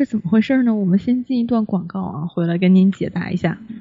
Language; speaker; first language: Chinese; native; Chinese